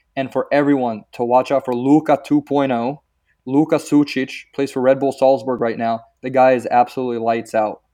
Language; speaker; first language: English; early bilingual, other home language; Croatian